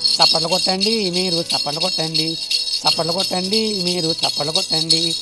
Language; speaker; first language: Telugu; non-native, local second language; Koya